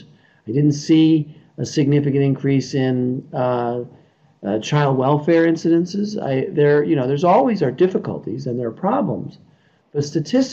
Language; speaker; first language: English; native; English